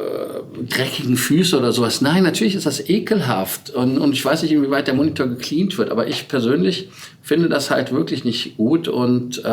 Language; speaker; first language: German; native; German